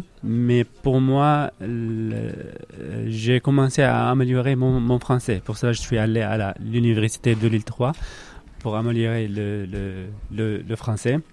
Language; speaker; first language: French; non-native, learner; Arabic